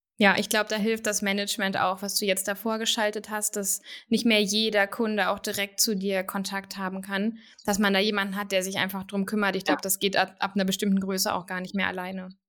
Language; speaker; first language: German; native; German